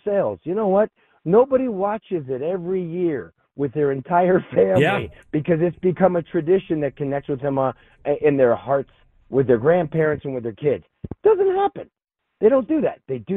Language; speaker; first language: English; native; English